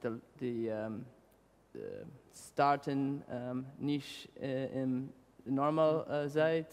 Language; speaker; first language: German; non-native, learner; English